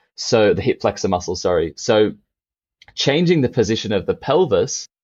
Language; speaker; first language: English; native; English